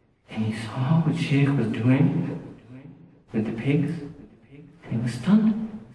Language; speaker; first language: English; early bilingual, other home language; Urdu